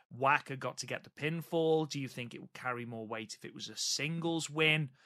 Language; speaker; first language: English; native; English